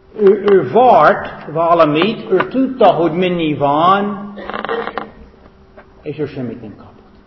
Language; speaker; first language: Hungarian; non-native, fluent; English